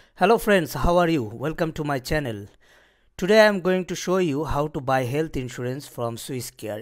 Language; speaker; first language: English; non-native, local second language; Bangla